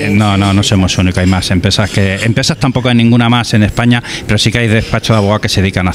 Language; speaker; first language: Spanish; native; Spanish